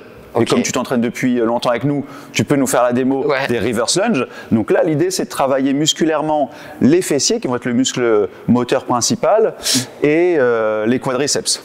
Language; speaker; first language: French; native; French